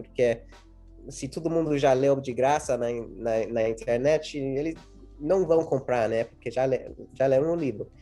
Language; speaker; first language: Portuguese; early bilingual, heritage; English